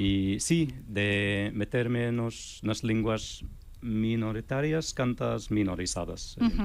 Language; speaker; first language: Galician; non-native, fluent; English